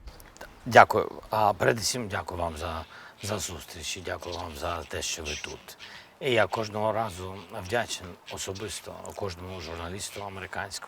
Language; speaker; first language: Ukrainian; non-native, local second language; Russian